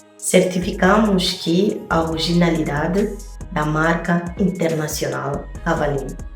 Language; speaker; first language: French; non-native, fluent; Portuguese